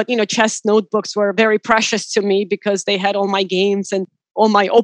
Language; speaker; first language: English; non-native, fluent; Georgian